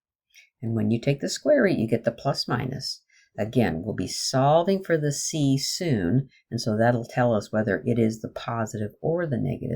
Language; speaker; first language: English; native; English